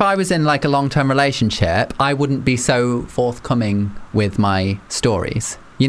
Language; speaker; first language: English; native; English